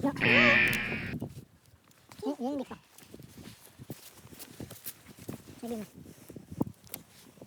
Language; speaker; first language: Italian; native; Italian